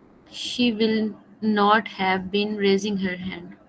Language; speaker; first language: English; non-native, learner; Urdu